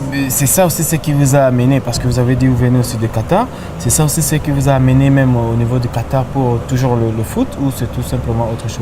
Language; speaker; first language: French; non-native, local second language; Lingala